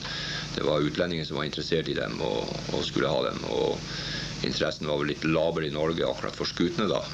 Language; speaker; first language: Norwegian; native; Norwegian